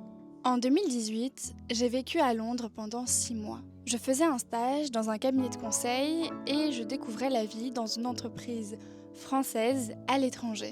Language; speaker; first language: French; native; French